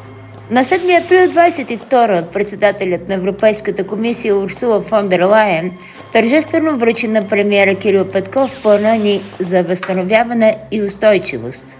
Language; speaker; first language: Bulgarian; native; Bulgarian